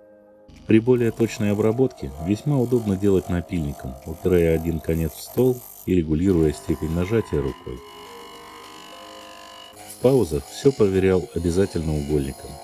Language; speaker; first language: Russian; native; Russian